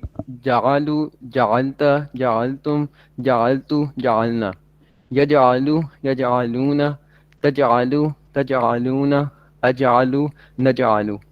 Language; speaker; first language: Arabic; non-native, learner; Urdu